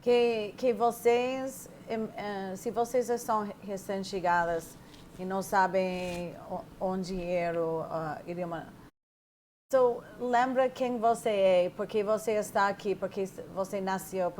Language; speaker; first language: Portuguese; non-native, fluent; English